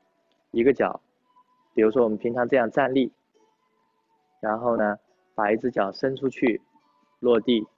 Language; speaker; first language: Chinese; native; Chinese